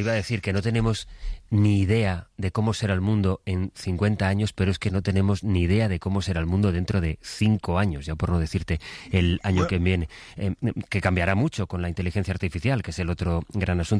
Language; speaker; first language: Spanish; native; Spanish